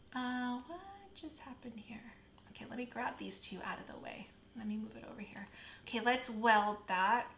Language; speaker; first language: English; native; English